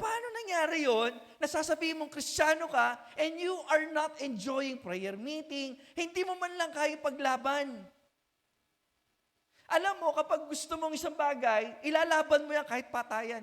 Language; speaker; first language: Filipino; native; Filipino